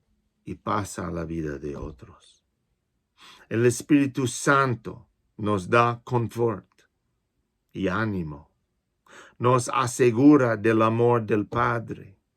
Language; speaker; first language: Spanish; non-native, fluent; English